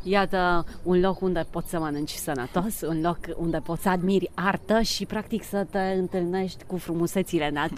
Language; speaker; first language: Romanian; native; Romanian